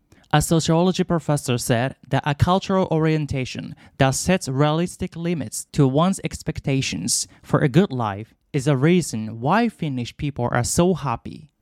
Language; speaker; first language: English; non-native, fluent; Japanese